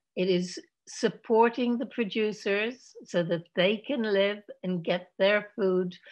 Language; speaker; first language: English; native; English